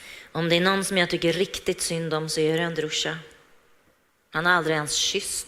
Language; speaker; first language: Swedish; native; Swedish